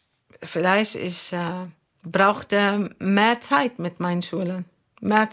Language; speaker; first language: German; non-native, learner; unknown